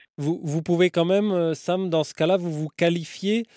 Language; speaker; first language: French; native; French